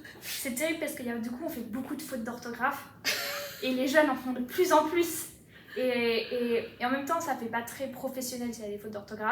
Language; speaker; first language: French; native; French